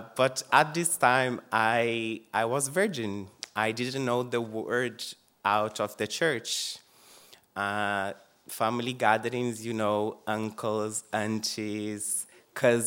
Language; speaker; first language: English; non-native, fluent; Portuguese